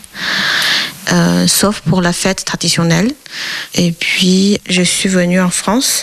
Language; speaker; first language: French; non-native, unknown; Chinese